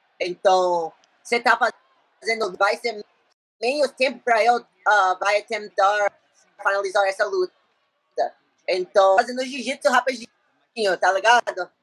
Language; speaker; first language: Portuguese; non-native, learner; English